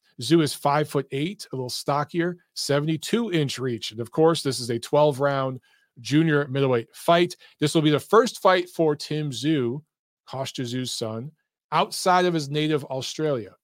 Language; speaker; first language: English; native; English